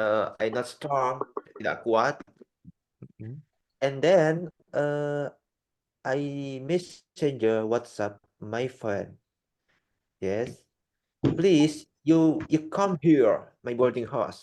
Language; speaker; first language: English; non-native, learner; Indonesian